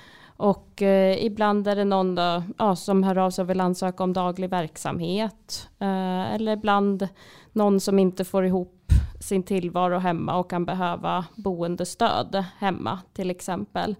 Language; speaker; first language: Swedish; native; Swedish